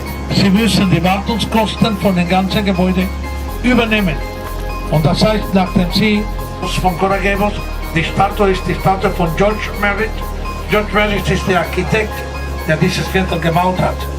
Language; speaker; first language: German; non-native, fluent; Spanish